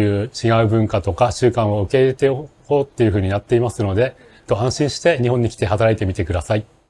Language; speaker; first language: Japanese; native; Japanese